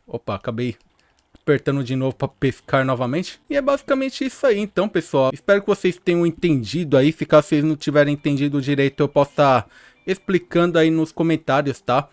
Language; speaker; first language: Portuguese; native; Portuguese